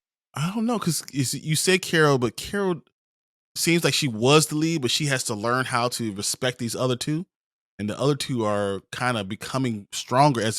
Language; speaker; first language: English; native; English